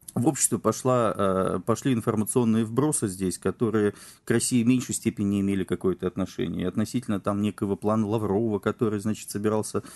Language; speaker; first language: Russian; native; Russian